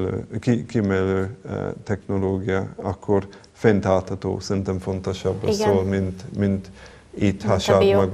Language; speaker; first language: Hungarian; non-native, fluent; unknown